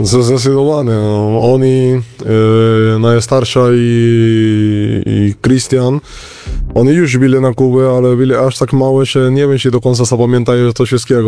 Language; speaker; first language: Polish; non-native, fluent; Spanish